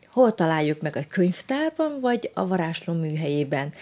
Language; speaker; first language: Hungarian; early bilingual, other home language; Vietnamese